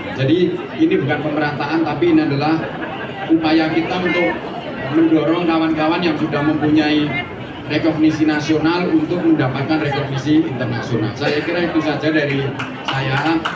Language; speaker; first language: Indonesian; native; Indonesian